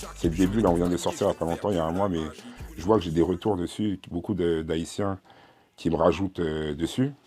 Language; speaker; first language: French; early bilingual, other home language; Haitian Creole